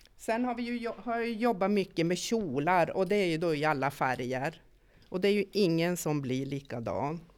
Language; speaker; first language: Swedish; native; Swedish